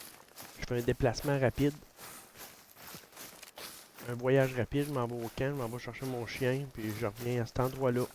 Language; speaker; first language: French; native; French